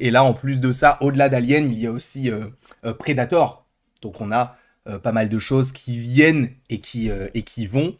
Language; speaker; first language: French; native; French